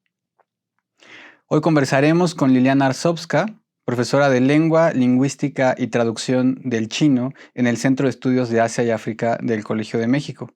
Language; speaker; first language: Spanish; native; Spanish